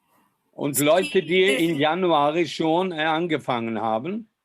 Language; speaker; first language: German; non-native, fluent; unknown